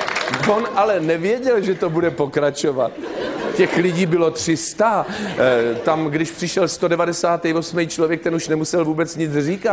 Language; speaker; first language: Czech; native; Czech